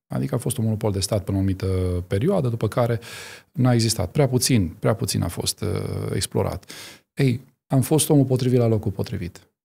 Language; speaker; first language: Romanian; native; Romanian